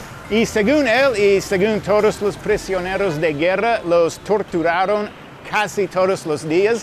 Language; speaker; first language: Spanish; non-native, fluent; English